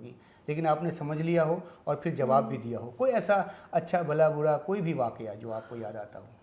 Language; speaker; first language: Hindi; native; Hindi